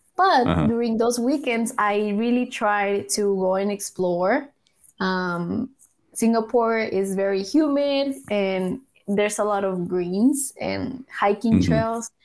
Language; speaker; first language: English; early bilingual, other home language; Spanish